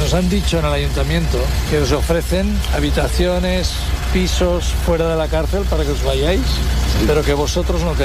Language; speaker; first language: Spanish; native; Spanish